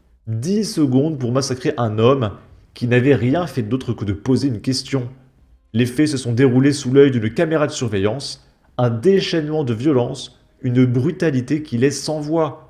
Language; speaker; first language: French; native; French